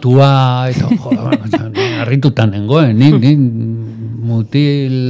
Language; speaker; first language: Basque; non-native, local second language; Spanish